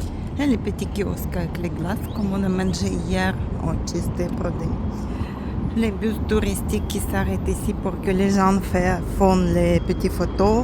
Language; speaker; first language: French; non-native, fluent; Russian